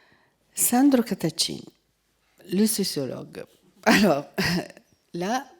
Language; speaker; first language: French; non-native, fluent; Italian